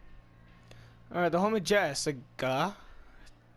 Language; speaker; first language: English; native; English